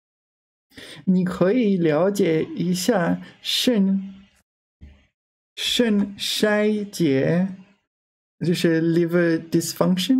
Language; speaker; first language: Chinese; non-native, learner; English